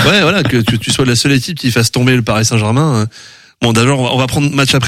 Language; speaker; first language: French; native; French